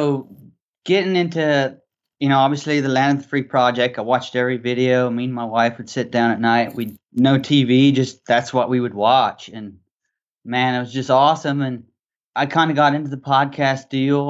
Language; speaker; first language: English; native; English